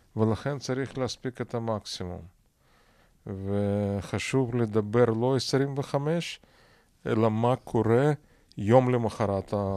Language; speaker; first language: Hebrew; non-native, fluent; Russian